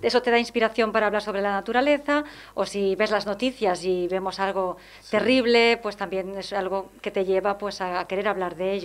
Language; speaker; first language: Spanish; native; Spanish